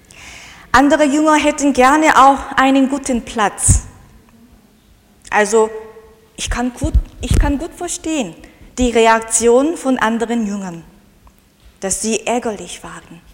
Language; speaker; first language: German; non-native, fluent; Korean